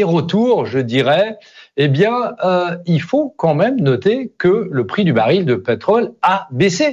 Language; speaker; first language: French; native; French